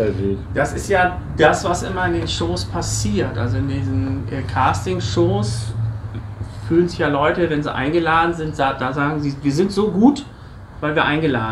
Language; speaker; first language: German; native; German